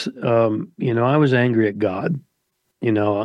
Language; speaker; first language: English; native; English